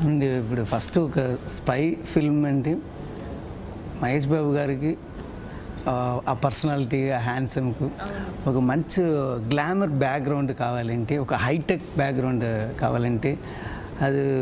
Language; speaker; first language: Telugu; non-native, learner; Tamil